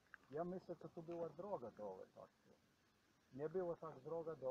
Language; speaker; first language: Polish; non-native, learner; Croatian